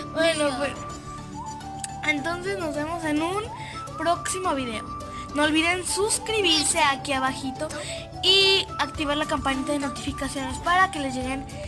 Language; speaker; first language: Spanish; native; Spanish